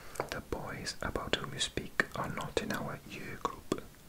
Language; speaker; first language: English; native; English